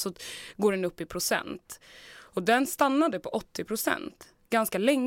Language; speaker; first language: Swedish; native; Swedish